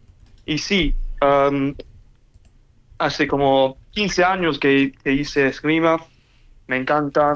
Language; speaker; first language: Spanish; early bilingual, heritage; English